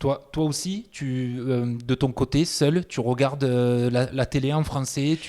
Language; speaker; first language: French; native; French